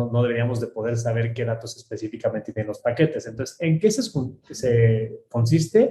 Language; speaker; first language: Spanish; native; Spanish